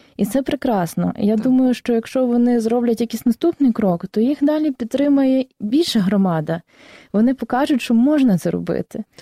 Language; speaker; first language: Ukrainian; native; Ukrainian